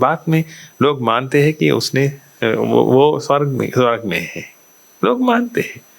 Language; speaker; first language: Hindi; non-native, fluent; Sinhala